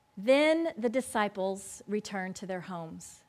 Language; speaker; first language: English; native; English